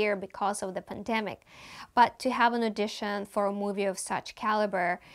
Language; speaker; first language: English; non-native, fluent; Russian